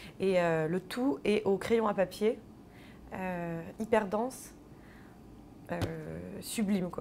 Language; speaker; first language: French; native; French